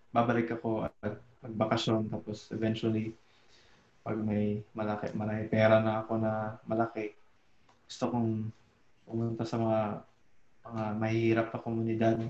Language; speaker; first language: Filipino; native; Filipino